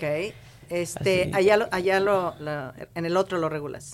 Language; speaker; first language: Spanish; native; Spanish